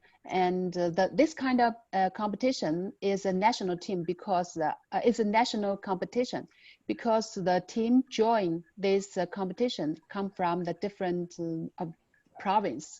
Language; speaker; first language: English; non-native, learner; Chinese